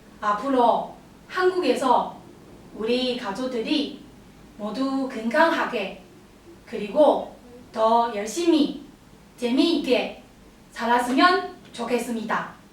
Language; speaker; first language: Korean; non-native, learner; Chinese